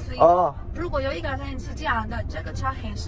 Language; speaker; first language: Chinese; non-native, learner; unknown